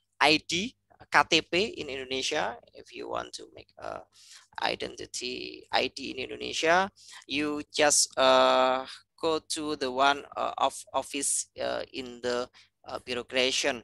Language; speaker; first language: English; non-native, fluent; Indonesian